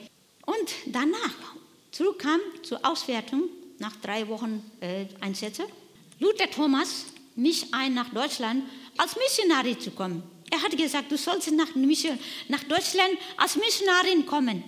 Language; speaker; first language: German; non-native, learner; Nepali